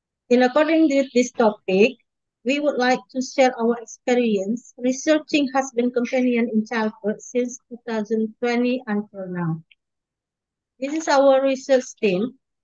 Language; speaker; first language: English; non-native, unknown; Indonesian